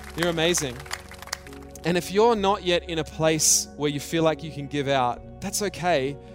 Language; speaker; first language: English; native; English